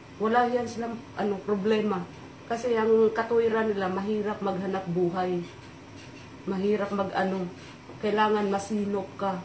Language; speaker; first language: Filipino; non-native, local second language; Cebuano